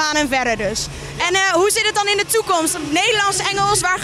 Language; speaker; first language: Dutch; native; Dutch